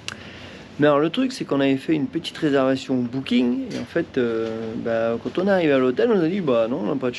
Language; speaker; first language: French; native; French